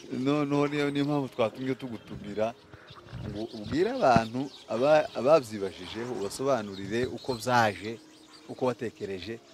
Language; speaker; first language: Kinyarwanda; early bilingual, heritage; Kinyarwanda